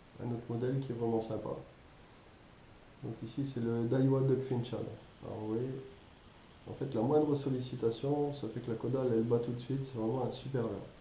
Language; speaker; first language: French; native; French